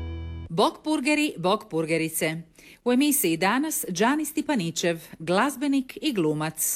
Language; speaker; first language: Serbian; native; Serbian